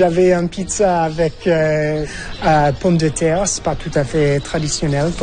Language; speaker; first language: French; non-native, fluent; English